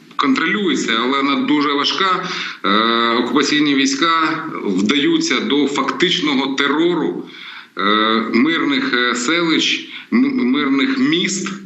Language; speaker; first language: Ukrainian; non-native, local second language; Russian